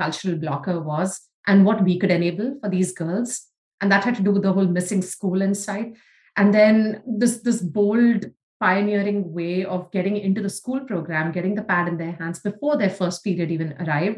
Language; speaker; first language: English; non-native, local second language; Tamil